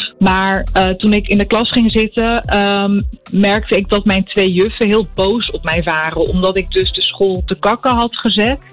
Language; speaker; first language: Dutch; early bilingual, other home language; Arabic